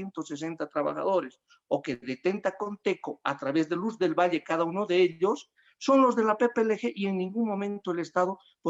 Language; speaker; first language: Spanish; native; Spanish